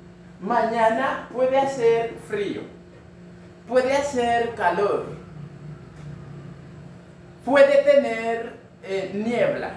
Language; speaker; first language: Spanish; non-native, learner; Haitian Creole